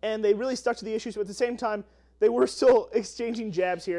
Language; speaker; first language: English; native; English